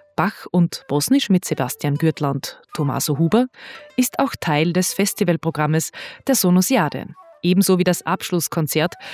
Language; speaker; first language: German; native; German